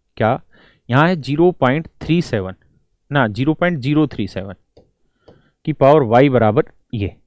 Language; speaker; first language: Hindi; native; Hindi